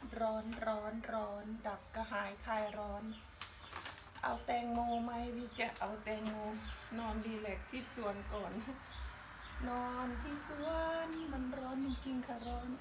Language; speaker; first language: Thai; native; Thai